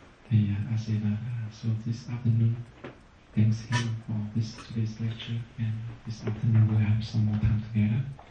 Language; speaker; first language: English; non-native, fluent; Vietnamese